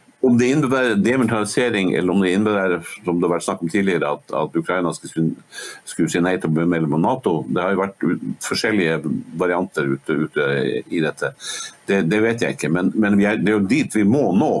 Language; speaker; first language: Norwegian; native; Norwegian